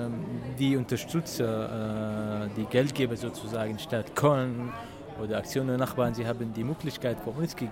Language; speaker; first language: German; non-native, fluent; Arabic